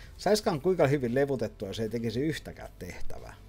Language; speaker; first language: Finnish; native; Finnish